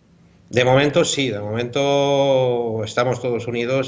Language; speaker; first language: Spanish; native; Spanish